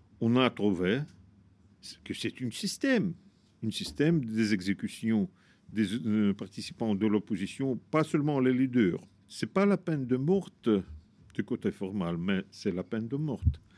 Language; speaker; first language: French; non-native, fluent; Russian